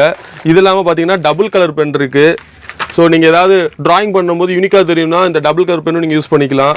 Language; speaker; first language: Tamil; native; Tamil